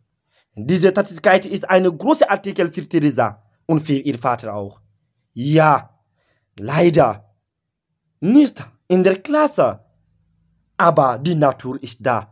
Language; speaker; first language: German; non-native, learner; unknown